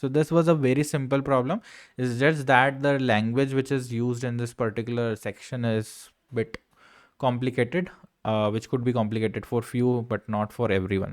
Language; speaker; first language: English; non-native, local second language; Hindi